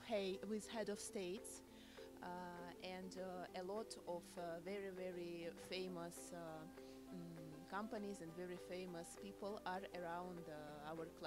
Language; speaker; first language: English; non-native, fluent; Russian